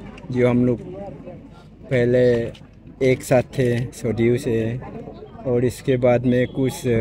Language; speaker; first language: Hindi; non-native, local second language; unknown